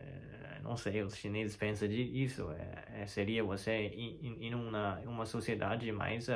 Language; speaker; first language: Portuguese; non-native, learner; Chinese